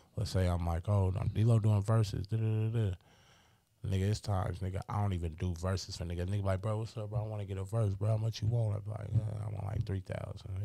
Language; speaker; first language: English; native; English